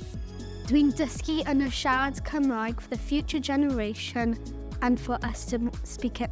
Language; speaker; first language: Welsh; non-native, local second language; English